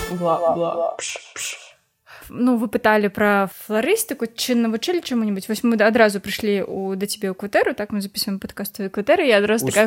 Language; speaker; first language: Belarusian; non-native, local second language; Russian